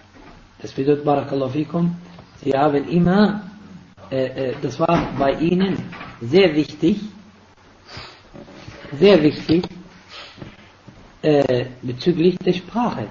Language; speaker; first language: German; non-native, fluent; Arabic